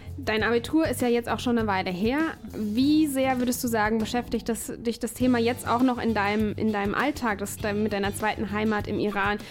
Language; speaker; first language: German; native; German